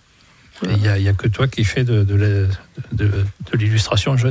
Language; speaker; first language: French; native; French